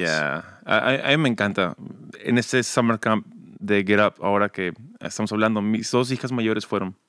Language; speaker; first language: Spanish; early bilingual, other home language; English